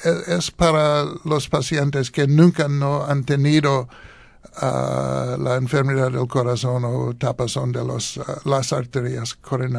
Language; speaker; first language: Spanish; non-native, learner; English